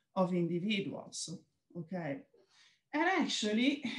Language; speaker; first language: English; non-native, fluent; Italian